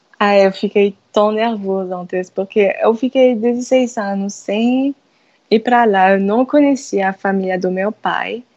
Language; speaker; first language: Portuguese; non-native, fluent; French